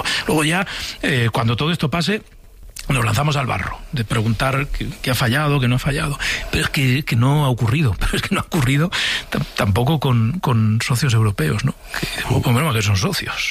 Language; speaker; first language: Spanish; native; Spanish